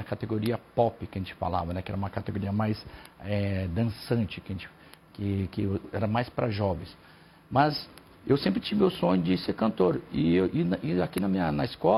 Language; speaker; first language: Portuguese; native; Portuguese